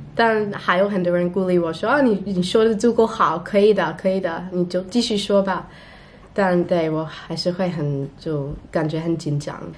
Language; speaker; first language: Chinese; non-native, fluent; English